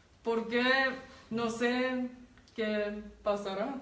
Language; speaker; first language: Spanish; non-native, learner; Japanese